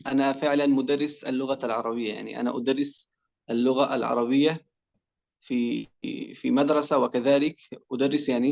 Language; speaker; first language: Arabic; non-native, fluent; Persian